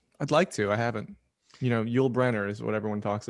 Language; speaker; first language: English; native; English